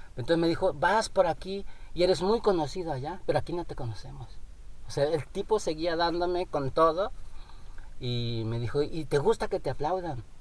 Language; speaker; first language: Spanish; non-native, local second language; Nahuatl languages